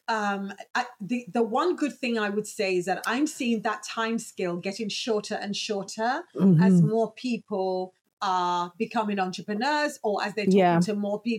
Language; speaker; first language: English; native; English